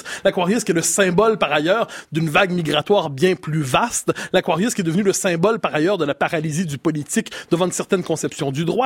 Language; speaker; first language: French; native; French